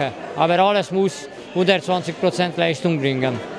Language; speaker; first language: German; non-native, learner; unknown